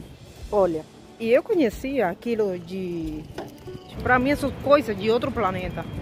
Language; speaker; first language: Portuguese; non-native, fluent; Spanish